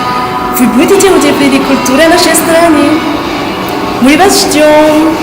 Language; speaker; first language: Russian; non-native, fluent; Malagasy